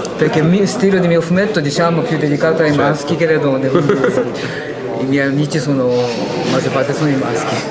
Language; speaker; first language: Italian; non-native, fluent; Japanese